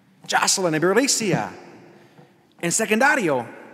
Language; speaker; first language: Spanish; non-native, learner; English